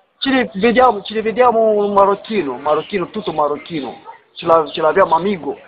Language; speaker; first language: Italian; non-native, learner; Romanian